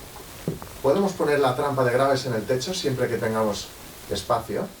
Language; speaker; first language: Spanish; native; Spanish